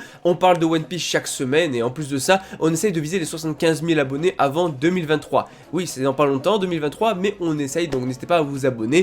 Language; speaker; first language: French; native; French